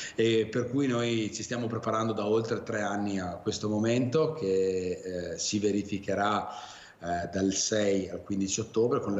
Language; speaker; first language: Italian; native; Italian